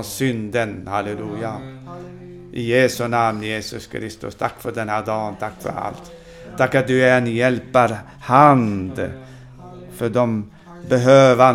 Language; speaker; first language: Swedish; non-native, fluent; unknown